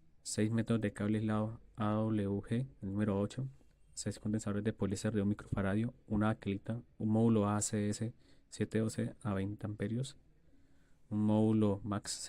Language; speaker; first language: Spanish; native; Spanish